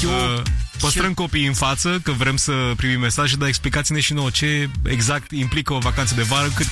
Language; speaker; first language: Romanian; native; Romanian